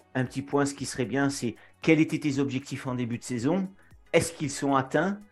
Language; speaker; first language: French; native; French